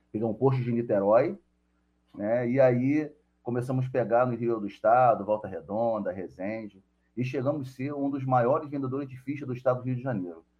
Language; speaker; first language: Portuguese; native; Portuguese